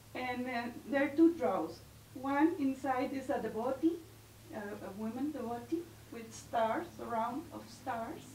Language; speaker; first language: English; non-native, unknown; Spanish